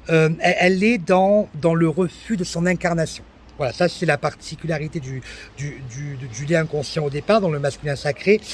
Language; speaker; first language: French; native; French